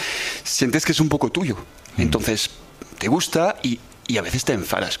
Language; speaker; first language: Spanish; non-native, fluent; French